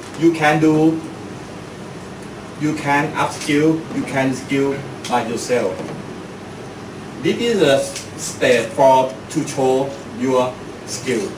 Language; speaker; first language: English; non-native, learner; Thai